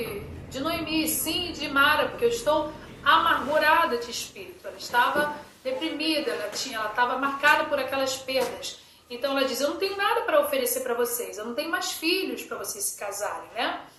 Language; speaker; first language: Portuguese; native; Portuguese